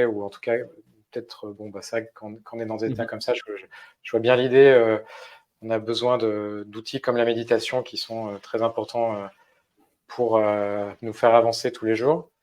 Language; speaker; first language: French; native; French